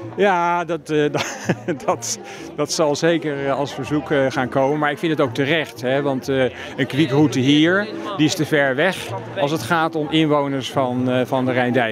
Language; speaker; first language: Dutch; native; Dutch